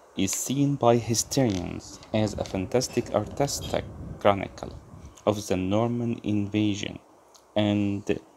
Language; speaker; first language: English; non-native, fluent; Arabic